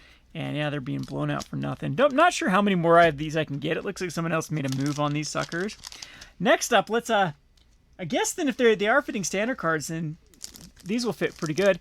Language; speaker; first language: English; native; English